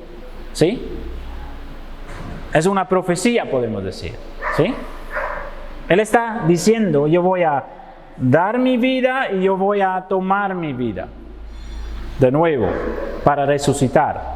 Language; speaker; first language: Spanish; non-native, fluent; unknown